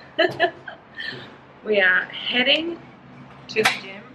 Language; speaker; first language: English; native; English